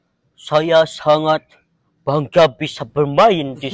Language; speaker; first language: Indonesian; non-native, learner; Portuguese